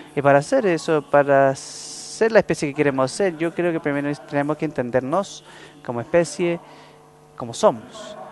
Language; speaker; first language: Spanish; non-native, fluent; English